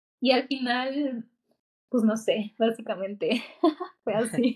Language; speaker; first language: Spanish; native; Spanish